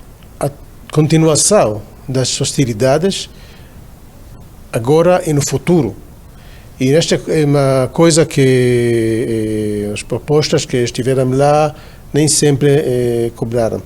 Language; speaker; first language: Portuguese; non-native, fluent; Hebrew